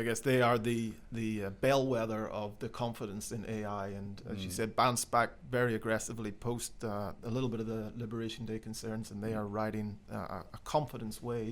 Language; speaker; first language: English; native; English